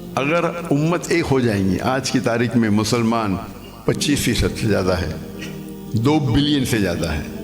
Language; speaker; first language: Urdu; non-native, local second language; Konkani